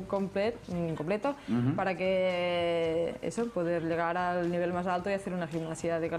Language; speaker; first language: Spanish; native; Spanish